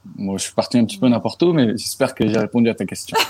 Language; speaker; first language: French; native; French